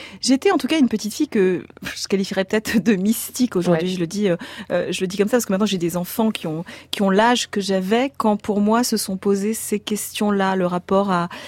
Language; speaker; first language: French; native; French